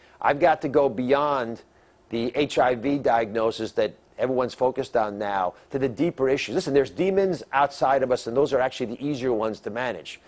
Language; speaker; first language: English; native; English